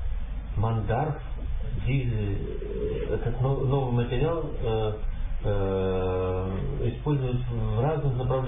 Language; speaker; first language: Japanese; non-native, learner; Russian